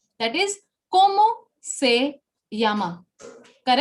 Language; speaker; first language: Spanish; non-native, fluent; Bangla